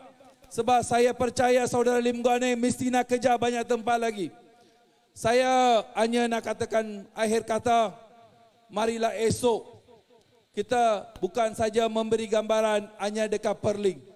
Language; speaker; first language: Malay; non-native, local second language; Tamil